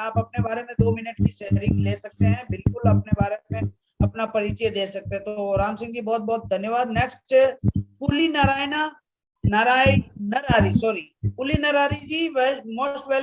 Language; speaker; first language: Hindi; native; Hindi